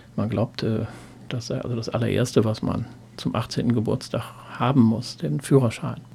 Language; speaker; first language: German; native; German